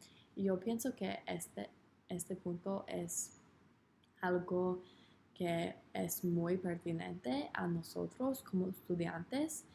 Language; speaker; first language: Spanish; non-native, learner; English